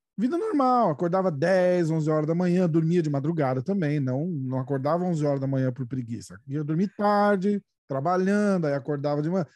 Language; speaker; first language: Portuguese; native; Portuguese